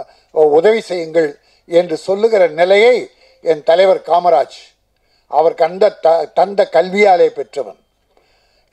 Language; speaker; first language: Tamil; native; Tamil